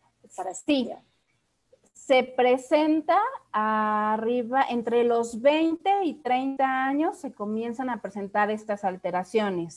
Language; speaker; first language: Spanish; native; Spanish